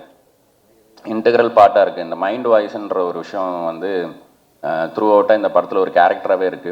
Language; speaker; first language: Tamil; native; Tamil